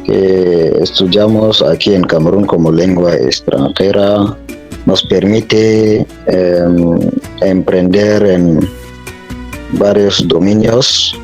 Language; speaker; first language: Spanish; non-native, fluent; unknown